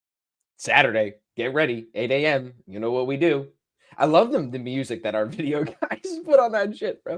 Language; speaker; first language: English; native; English